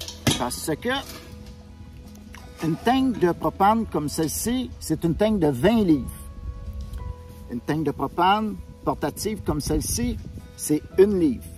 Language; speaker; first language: French; native; French